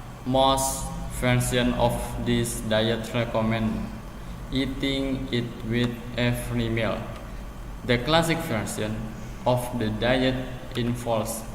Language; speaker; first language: English; non-native, learner; Indonesian